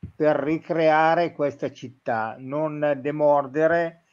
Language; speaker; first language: Italian; native; Italian